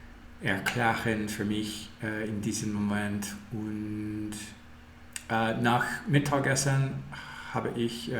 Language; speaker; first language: German; non-native, learner; English